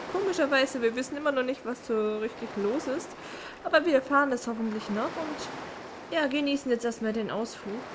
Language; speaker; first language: German; native; German